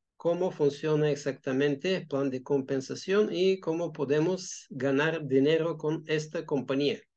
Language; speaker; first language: Spanish; non-native, fluent; Bulgarian